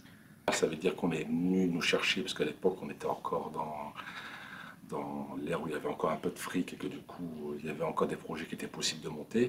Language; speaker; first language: French; native; French